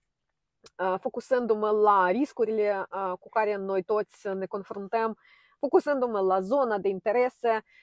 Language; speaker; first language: Romanian; non-native, fluent; Ukrainian